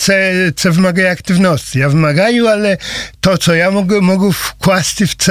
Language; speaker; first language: Ukrainian; non-native, learner; Polish